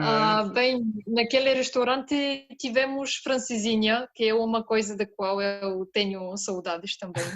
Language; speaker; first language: Portuguese; non-native, fluent; Bulgarian